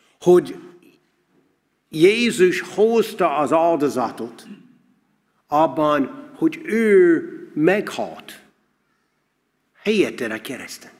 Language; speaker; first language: Hungarian; non-native, learner; English